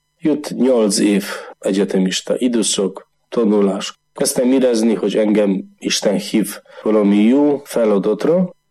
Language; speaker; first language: Hungarian; non-native, learner; Polish